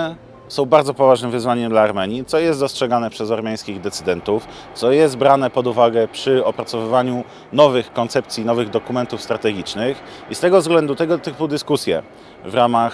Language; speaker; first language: Polish; native; Polish